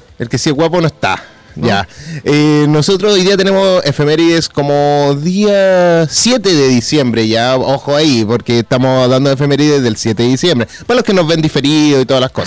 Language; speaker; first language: Spanish; native; Spanish